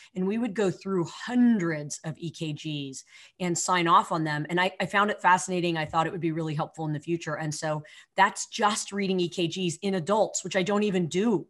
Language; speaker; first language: English; native; English